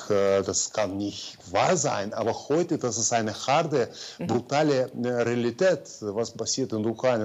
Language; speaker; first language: German; non-native, fluent; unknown